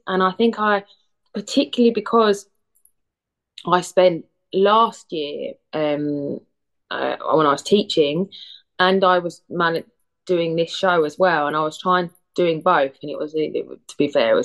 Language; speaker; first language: English; native; English